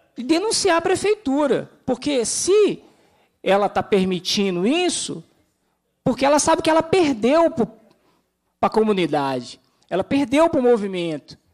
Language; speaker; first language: Portuguese; native; Portuguese